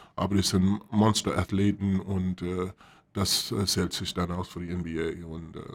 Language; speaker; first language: German; non-native, fluent; English